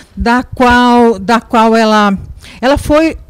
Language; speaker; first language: Portuguese; native; Portuguese